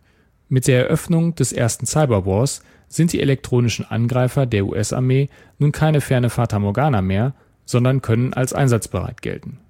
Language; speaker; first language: German; native; German